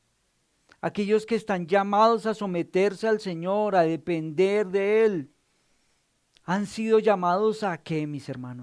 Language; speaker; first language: Spanish; native; Spanish